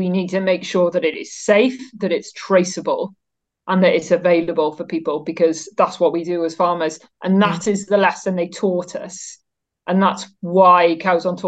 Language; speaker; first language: English; native; English